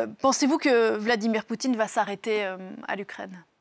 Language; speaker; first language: French; native; French